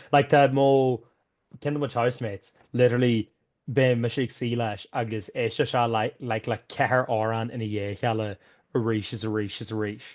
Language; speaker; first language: Irish; native; Irish